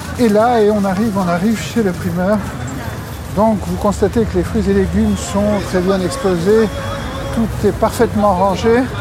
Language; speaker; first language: French; native; French